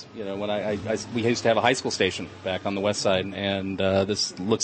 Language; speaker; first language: English; native; English